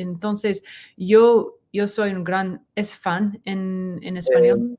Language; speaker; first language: Spanish; non-native, learner; English